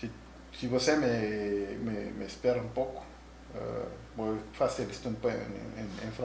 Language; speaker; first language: Portuguese; non-native, learner; Spanish